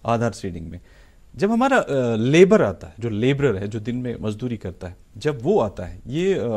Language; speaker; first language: Hindi; non-native, local second language; Kashmiri